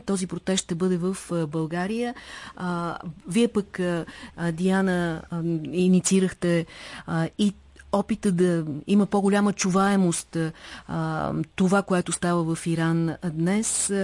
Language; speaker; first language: Bulgarian; native; Bulgarian